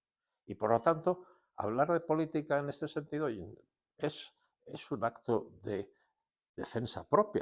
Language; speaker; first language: Spanish; native; Spanish